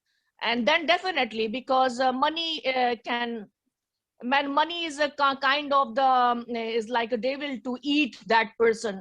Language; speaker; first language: English; non-native, learner; Hindi